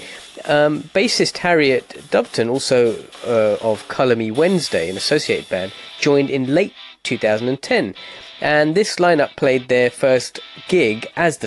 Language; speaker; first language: English; native; English